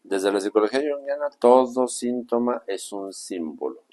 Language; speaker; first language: Spanish; native; Spanish